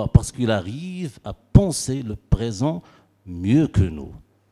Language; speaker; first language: French; non-native, local second language; Arabic